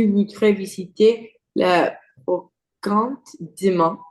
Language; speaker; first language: French; non-native, learner; English